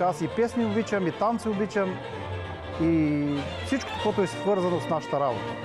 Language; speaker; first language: Bulgarian; early bilingual, heritage; Bulgarian